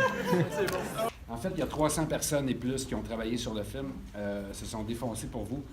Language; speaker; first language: French; native; French